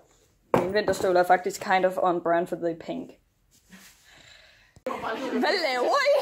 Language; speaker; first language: Danish; native; Danish